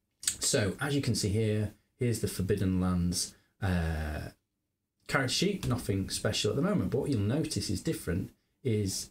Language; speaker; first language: English; native; English